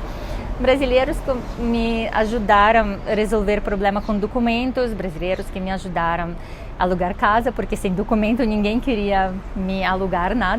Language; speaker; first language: Portuguese; non-native, fluent; Russian